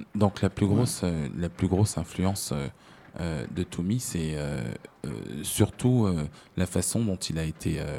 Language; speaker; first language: French; native; French